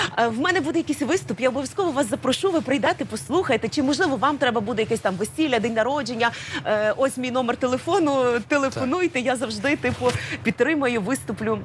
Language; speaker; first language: Ukrainian; native; Ukrainian